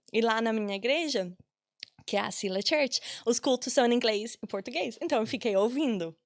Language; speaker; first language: Portuguese; non-native, fluent; English